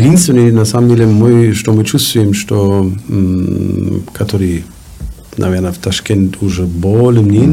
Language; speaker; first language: Russian; non-native, learner; German